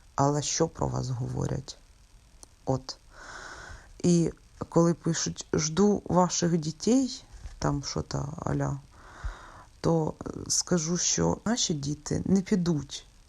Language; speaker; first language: Ukrainian; non-native, local second language; Russian